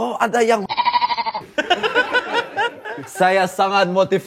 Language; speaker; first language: Indonesian; non-native, fluent; Dutch